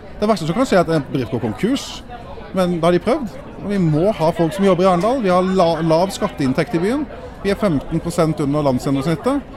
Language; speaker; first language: Norwegian; native; Norwegian